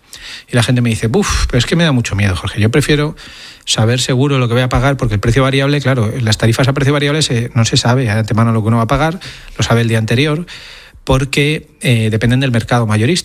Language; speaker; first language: Spanish; native; Spanish